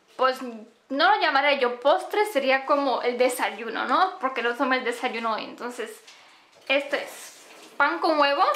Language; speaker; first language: Spanish; non-native, fluent; Romanian